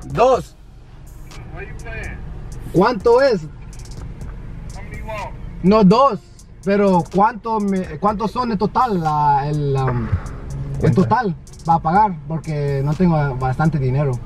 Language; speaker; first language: Spanish; early bilingual, heritage; Spanish